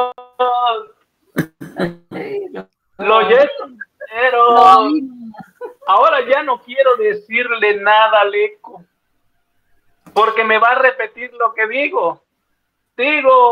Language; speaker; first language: Spanish; non-native, fluent; Italian